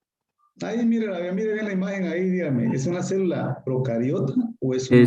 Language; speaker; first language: Spanish; native; Spanish